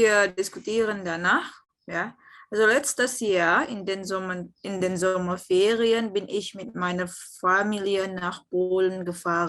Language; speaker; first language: German; non-native, fluent; Indonesian